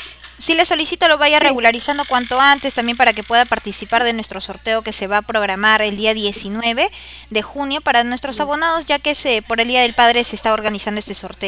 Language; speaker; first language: Spanish; native; Spanish